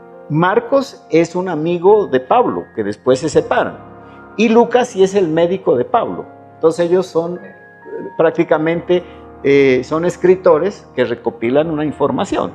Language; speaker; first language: Spanish; native; Spanish